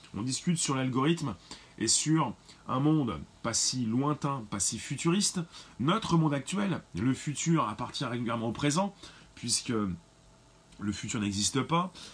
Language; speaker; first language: French; native; French